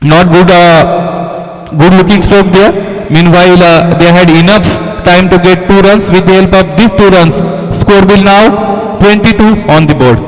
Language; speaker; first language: English; non-native, local second language; Marathi